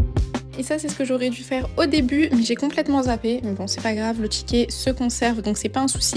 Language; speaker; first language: French; native; French